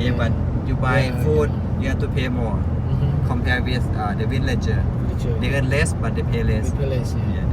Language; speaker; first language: English; non-native, learner; Thai